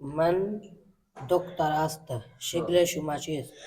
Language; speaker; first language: Persian; non-native, learner; Urdu